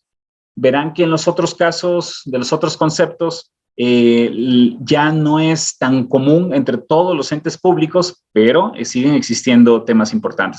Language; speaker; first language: Spanish; native; Spanish